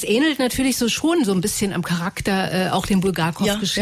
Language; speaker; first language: German; native; German